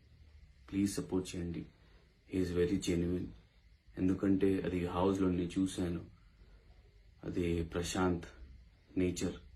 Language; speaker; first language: Telugu; non-native, local second language; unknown